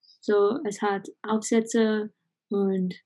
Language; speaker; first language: German; non-native, learner; English